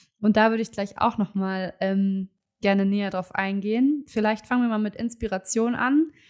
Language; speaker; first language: German; native; German